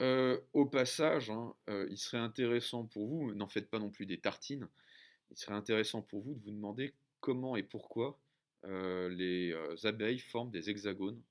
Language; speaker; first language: French; native; French